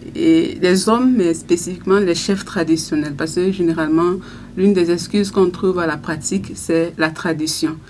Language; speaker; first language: French; non-native, local second language; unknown